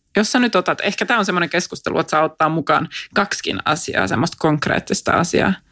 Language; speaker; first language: Finnish; non-native, local second language; Swedish